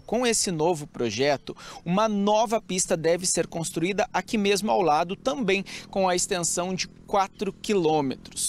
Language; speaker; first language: Portuguese; native; Portuguese